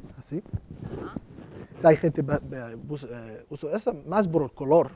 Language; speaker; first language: Spanish; non-native, learner; Arabic